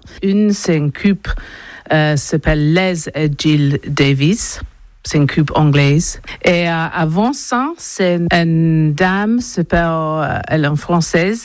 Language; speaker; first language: French; non-native, learner; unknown